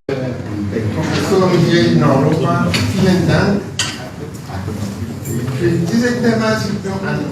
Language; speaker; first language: German; non-native, learner; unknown